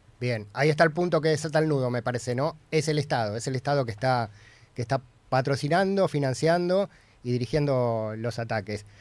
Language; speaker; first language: Spanish; native; Spanish